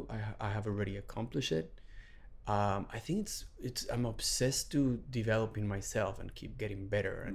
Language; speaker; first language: English; non-native, fluent; Spanish